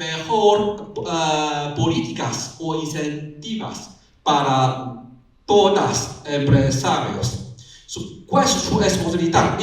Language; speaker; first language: Spanish; non-native, learner; Chinese